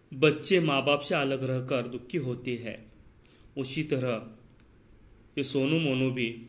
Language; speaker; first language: Hindi; non-native, local second language; Marathi